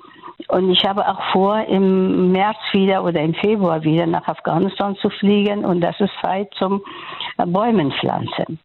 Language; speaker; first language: German; non-native, fluent; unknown